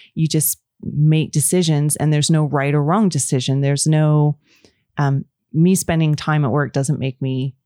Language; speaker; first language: English; native; English